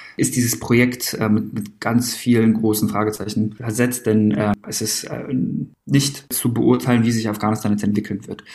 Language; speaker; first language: German; early bilingual, other home language; Persian